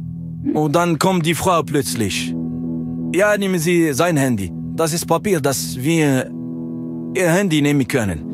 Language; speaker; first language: German; non-native, learner; French